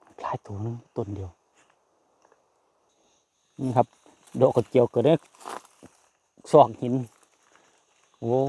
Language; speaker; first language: Thai; non-native, local second language; Northeastern Thai